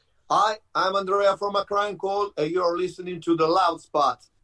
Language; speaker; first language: English; non-native, learner; Italian